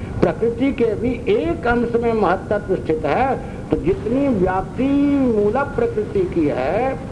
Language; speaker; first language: Hindi; non-native, local second language; Maithili